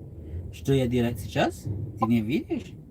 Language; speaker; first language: Russian; non-native, learner; English